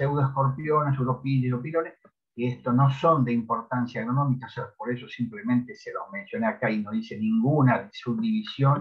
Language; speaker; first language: Spanish; native; Spanish